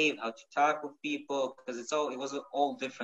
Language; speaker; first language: English; non-native, fluent; Ukrainian